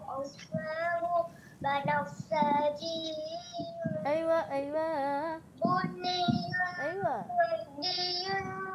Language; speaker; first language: Arabic; non-native, learner; Malay